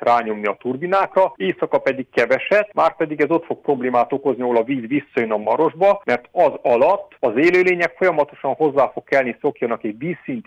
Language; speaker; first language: Hungarian; native; Hungarian